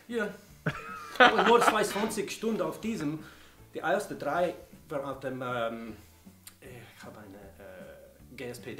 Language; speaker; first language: German; non-native, learner; English